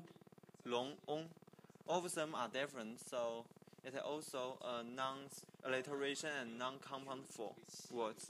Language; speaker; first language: English; non-native, learner; Chinese